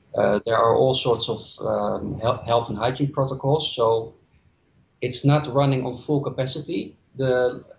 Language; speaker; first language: English; non-native, fluent; Dutch